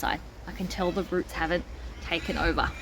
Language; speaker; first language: English; native; English